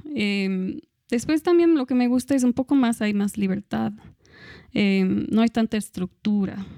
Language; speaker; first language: Spanish; non-native, fluent; English